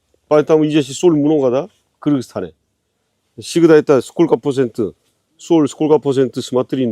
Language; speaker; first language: Russian; non-native, learner; Korean